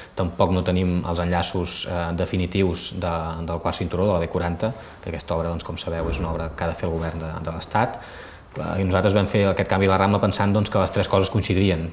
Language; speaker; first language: Catalan; native; Catalan